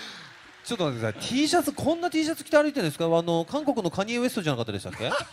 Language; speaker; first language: Japanese; native; Japanese